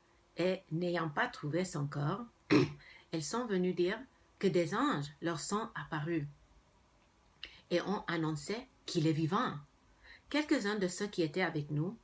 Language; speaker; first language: French; non-native, fluent; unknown